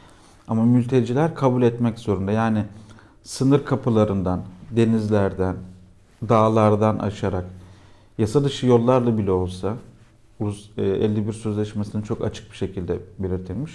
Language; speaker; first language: Turkish; native; Turkish